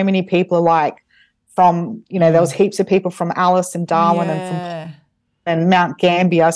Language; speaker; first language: English; native; English